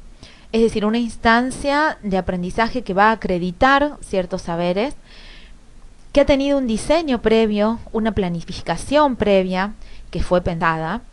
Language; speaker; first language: Spanish; native; Spanish